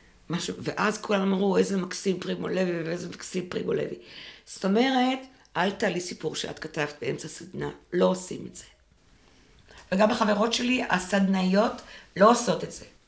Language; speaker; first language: Hebrew; non-native, local second language; French